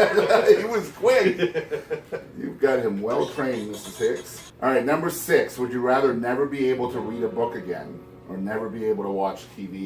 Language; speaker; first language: English; native; English